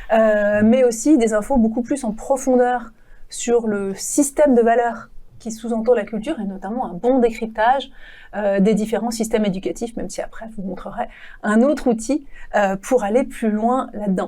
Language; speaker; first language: French; native; French